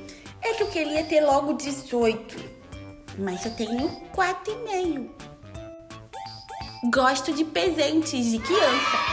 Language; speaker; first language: Portuguese; native; Portuguese